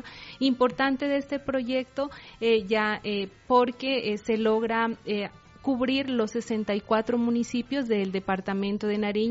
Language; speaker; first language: Spanish; native; Spanish